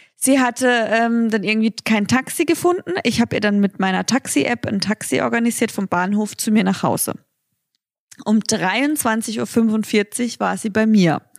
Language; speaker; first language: German; native; German